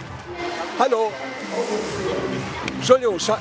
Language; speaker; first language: German; native; German